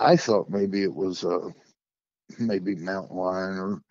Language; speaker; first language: English; native; English